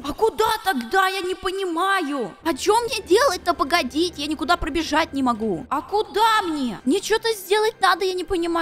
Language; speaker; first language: Russian; native; Russian